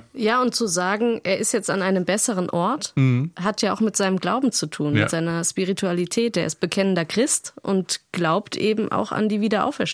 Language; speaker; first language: German; native; German